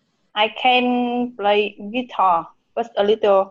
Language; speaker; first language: English; non-native, learner; Vietnamese